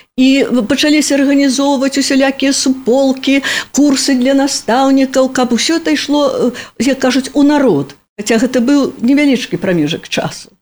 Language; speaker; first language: Belarusian; native; Belarusian